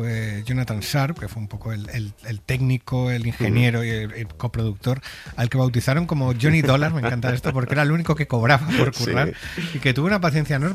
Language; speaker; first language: Spanish; native; Spanish